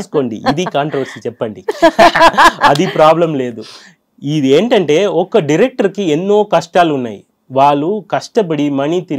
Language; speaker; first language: Telugu; non-native, fluent; Tamil